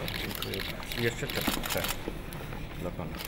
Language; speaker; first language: Polish; non-native, fluent; English